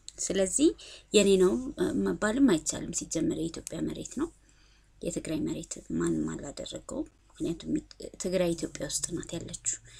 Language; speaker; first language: Amharic; native; Amharic